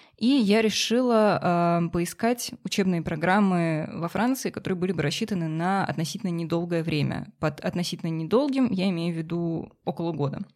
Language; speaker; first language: Russian; native; Russian